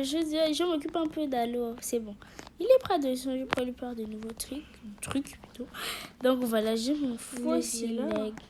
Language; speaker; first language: French; native; French